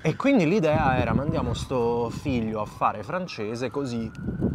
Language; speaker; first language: Italian; native; Italian